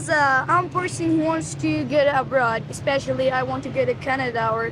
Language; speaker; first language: English; non-native, learner; Persian